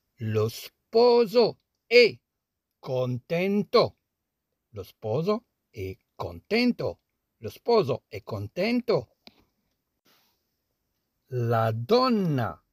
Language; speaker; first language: Italian; non-native, fluent; Arabic